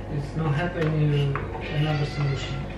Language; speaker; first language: English; non-native, learner; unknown